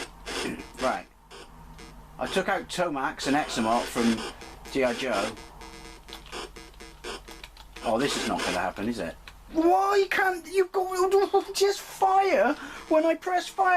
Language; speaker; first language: English; native; English